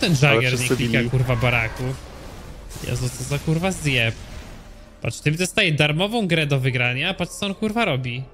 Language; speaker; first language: Polish; native; Polish